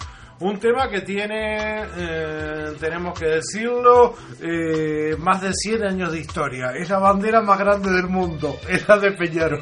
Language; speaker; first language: Spanish; native; Spanish